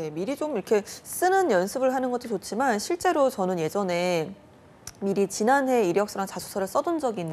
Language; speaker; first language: Korean; native; Korean